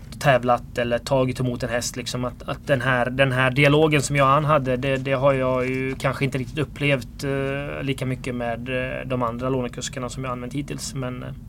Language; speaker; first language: Swedish; early bilingual, other home language; Bosnian